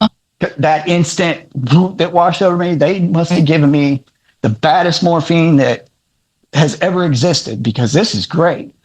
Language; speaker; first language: English; native; English